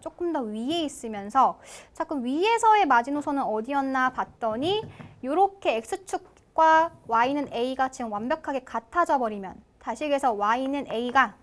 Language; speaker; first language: Korean; native; Korean